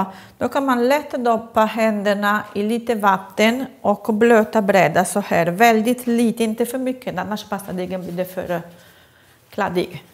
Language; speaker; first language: Swedish; non-native, fluent; Italian